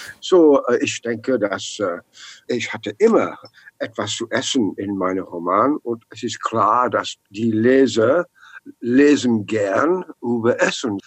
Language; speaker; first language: German; non-native, learner; English